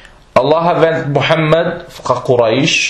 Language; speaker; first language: Danish; non-native, fluent; Arabic